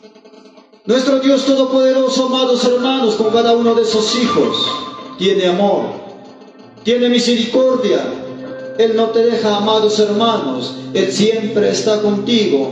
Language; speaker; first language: Spanish; non-native, local second language; Quechua